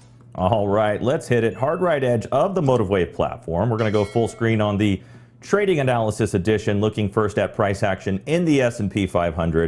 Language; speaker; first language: English; native; English